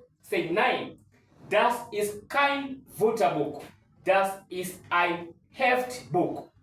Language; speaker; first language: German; non-native, learner; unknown